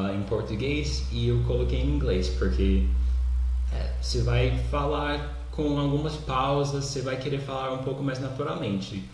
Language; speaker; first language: Portuguese; non-native, fluent; English